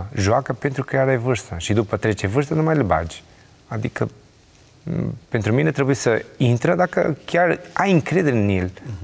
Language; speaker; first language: Romanian; non-native, learner; Portuguese